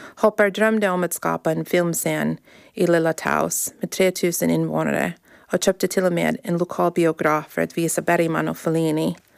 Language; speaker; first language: Swedish; non-native, fluent; English